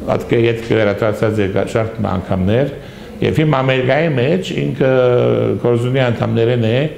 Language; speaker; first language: Armenian; early bilingual, heritage; Armenian